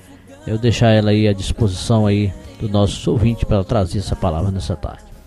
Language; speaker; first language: Portuguese; native; Portuguese